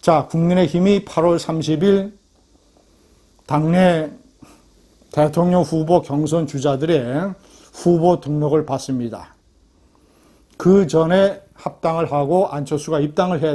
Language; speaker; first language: Korean; native; Korean